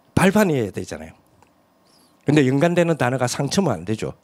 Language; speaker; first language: Korean; native; Korean